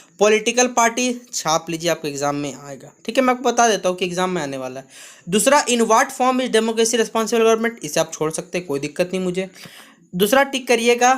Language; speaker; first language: Hindi; native; Hindi